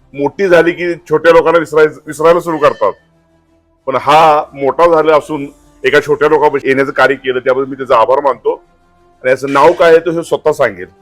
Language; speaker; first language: Marathi; native; Marathi